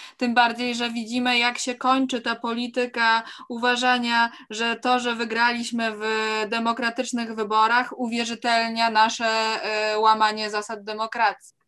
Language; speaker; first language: Polish; native; Polish